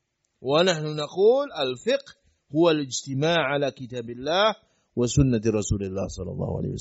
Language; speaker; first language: Arabic; non-native, fluent; Indonesian